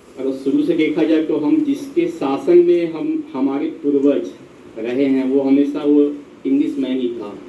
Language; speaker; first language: Hindi; native; Hindi